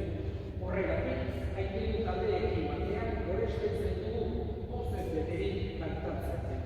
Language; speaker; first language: Basque; native; Basque